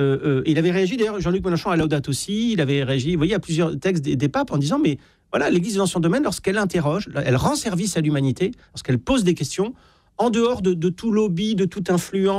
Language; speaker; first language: French; native; French